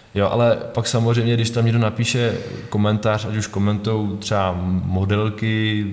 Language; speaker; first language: Czech; native; Czech